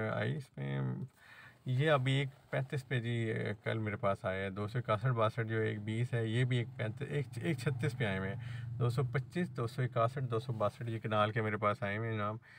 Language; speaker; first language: Urdu; native; Urdu